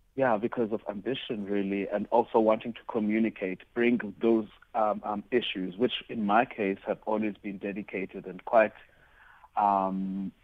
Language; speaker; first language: English; non-native, local second language; Xhosa